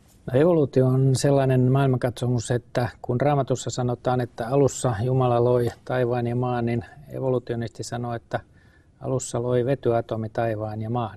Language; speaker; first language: Finnish; native; Finnish